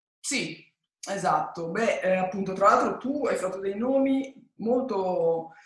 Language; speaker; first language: Italian; native; Italian